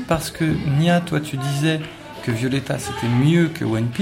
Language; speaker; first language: French; native; French